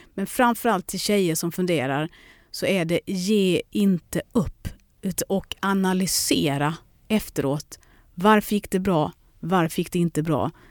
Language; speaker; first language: Swedish; early bilingual, other home language; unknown